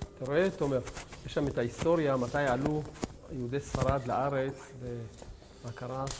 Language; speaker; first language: Hebrew; native; Hebrew